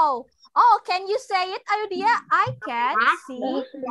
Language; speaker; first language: English; non-native, local second language; Indonesian